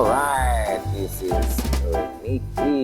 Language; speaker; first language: English; non-native, learner; Indonesian